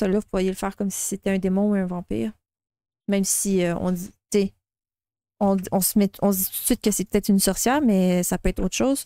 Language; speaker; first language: French; native; French